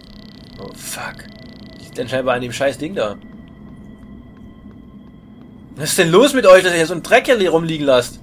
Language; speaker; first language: German; native; German